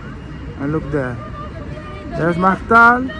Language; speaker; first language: English; non-native, learner; Portuguese